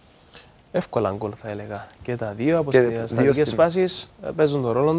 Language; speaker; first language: Greek; native; Greek